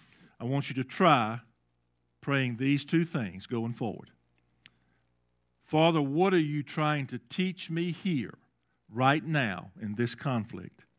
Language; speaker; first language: English; native; English